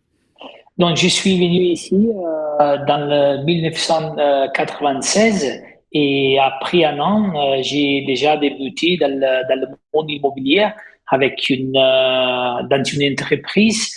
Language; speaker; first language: French; non-native, fluent; Italian